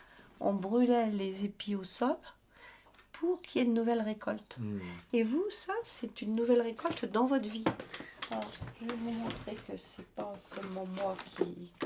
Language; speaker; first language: French; native; French